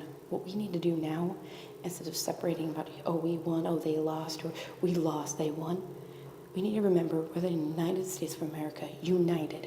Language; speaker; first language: English; native; English